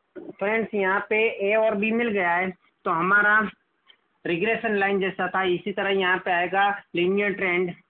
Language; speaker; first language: Hindi; non-native, local second language; Gujarati